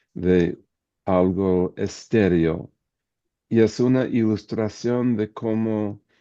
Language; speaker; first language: Spanish; non-native, fluent; English